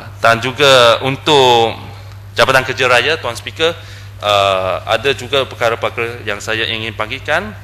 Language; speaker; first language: Malay; non-native, local second language; Chinese